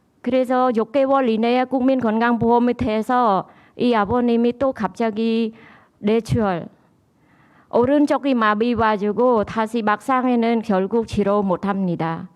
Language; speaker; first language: Korean; non-native, learner; Khmer